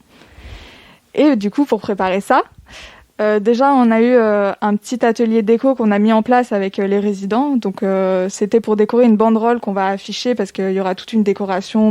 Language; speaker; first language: French; native; French